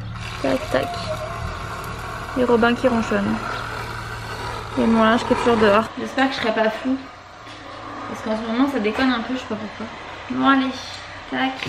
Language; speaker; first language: French; native; French